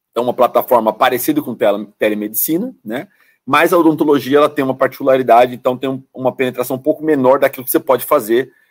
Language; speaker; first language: Portuguese; native; Portuguese